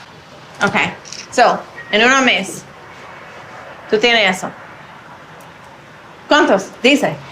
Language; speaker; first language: Spanish; non-native, learner; English